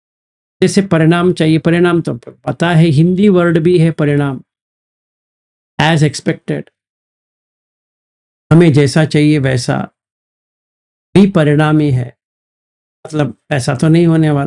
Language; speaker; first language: Hindi; native; Hindi